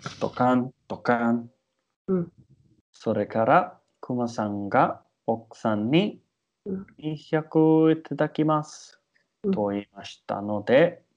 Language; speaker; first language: Japanese; non-native, learner; English